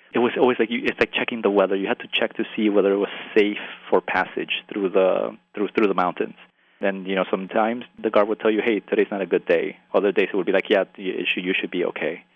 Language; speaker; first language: English; early bilingual, other home language; Spanish